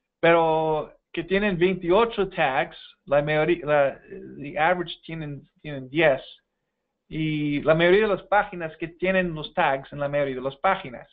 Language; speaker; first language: Spanish; non-native, fluent; English